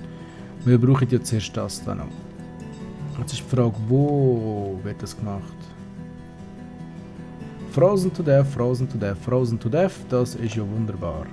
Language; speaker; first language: German; native; German